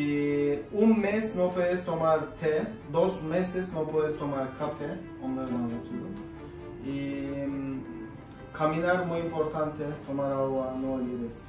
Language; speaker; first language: Spanish; non-native, fluent; Turkish